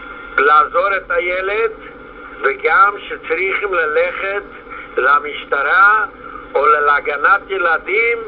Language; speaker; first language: Hebrew; non-native, fluent; Yiddish